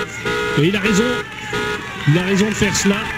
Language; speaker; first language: French; native; French